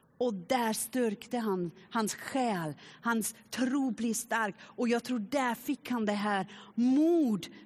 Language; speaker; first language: Swedish; non-native, fluent; German